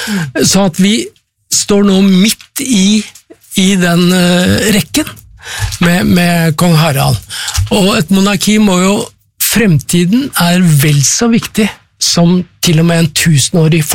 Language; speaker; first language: Norwegian; native; Norwegian